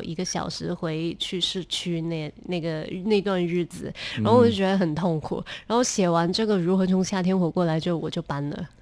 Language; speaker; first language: Chinese; non-native, local second language; Cantonese